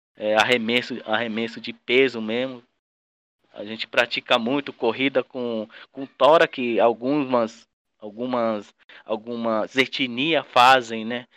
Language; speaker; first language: Portuguese; non-native, local second language; Guarani